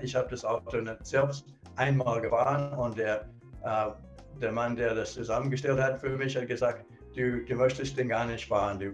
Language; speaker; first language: German; non-native, fluent; English